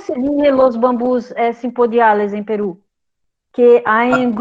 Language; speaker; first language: Spanish; non-native, learner; Portuguese